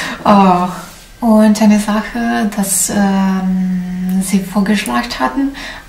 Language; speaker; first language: German; non-native, learner; Italian